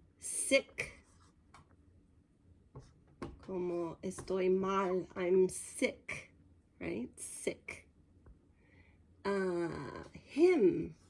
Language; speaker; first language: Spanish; non-native, fluent; English